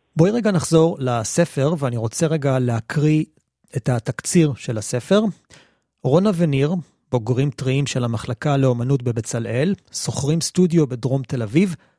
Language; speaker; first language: Hebrew; native; Hebrew